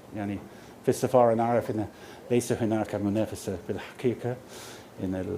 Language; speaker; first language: Arabic; non-native, fluent; English